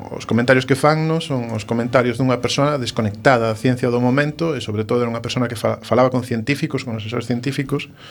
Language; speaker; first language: Galician; native; Galician